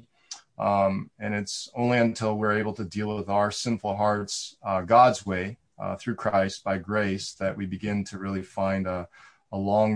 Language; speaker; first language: English; native; English